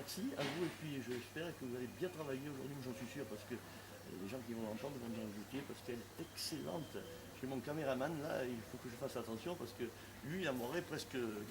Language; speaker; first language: French; native; French